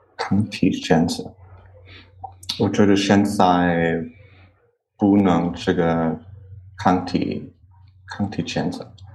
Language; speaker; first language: Chinese; non-native, learner; German